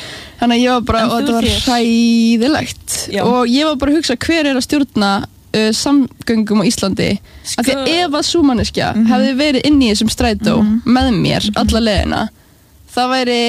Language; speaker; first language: Icelandic; native; Icelandic